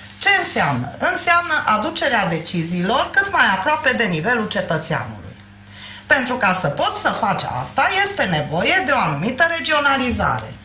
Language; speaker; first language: Romanian; non-native, local second language; Hungarian